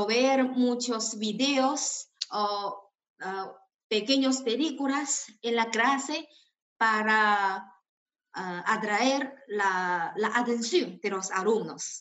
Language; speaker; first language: Spanish; non-native, fluent; Chinese